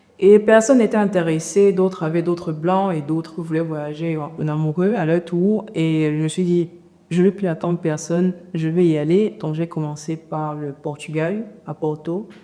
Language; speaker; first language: French; native; French